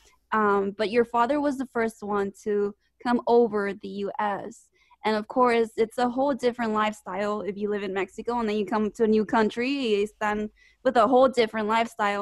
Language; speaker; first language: English; early bilingual, other home language; Spanish